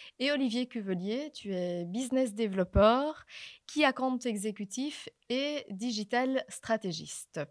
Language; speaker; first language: French; native; French